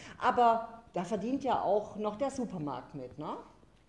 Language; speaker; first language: German; native; German